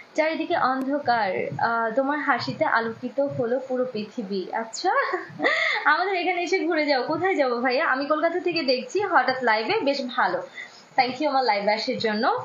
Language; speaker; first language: Bangla; native; Bangla